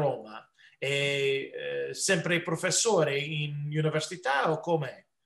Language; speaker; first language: Italian; early bilingual, heritage; English